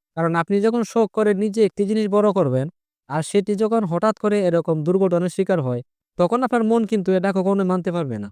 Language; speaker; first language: Bangla; native; Bangla